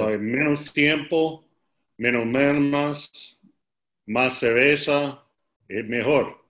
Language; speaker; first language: Spanish; non-native, learner; English